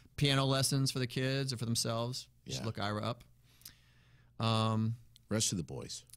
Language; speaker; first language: English; native; English